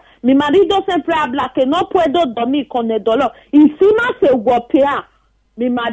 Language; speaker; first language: Spanish; non-native, learner; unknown